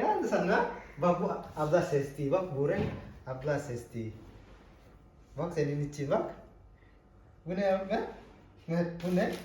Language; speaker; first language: Turkish; non-native, learner; Indonesian